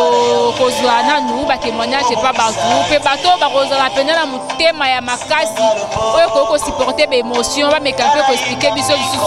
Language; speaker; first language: French; non-native, local second language; Lingala